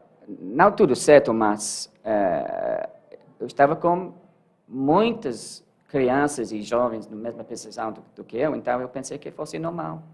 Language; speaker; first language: Portuguese; non-native, learner; English